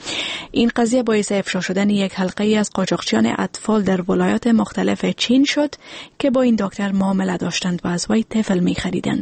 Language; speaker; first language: Persian; native; Persian